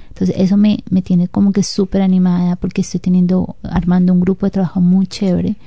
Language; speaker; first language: Spanish; native; Spanish